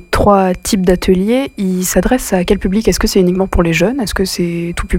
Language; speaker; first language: French; native; French